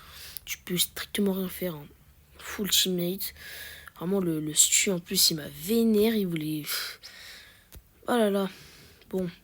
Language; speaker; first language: French; native; French